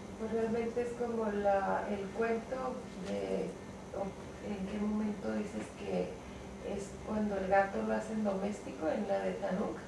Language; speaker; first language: Spanish; native; Spanish